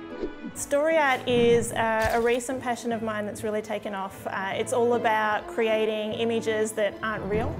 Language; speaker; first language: English; native; English